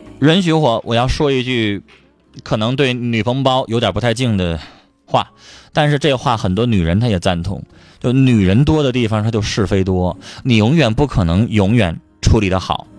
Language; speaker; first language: Chinese; native; Chinese